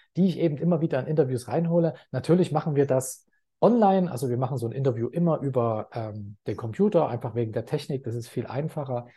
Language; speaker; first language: German; native; German